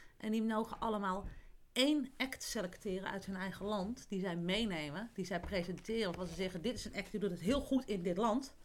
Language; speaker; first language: Dutch; native; Dutch